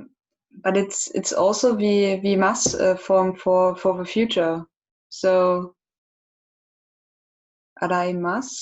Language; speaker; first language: English; non-native, fluent; German